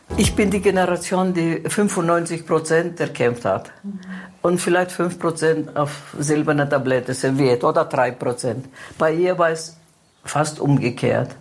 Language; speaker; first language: German; non-native, fluent; Greek